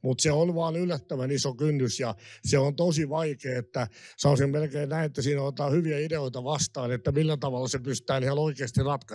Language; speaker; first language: Finnish; native; Finnish